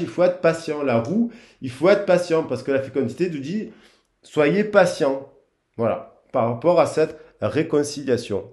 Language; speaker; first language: French; native; French